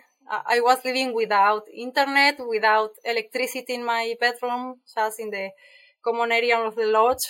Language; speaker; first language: English; non-native, fluent; Spanish